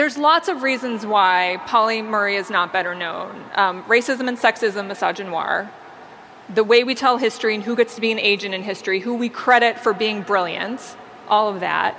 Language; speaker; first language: English; native; English